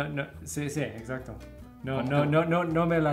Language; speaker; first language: Spanish; non-native, fluent; English